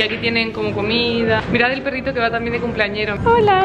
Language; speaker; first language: Spanish; native; Spanish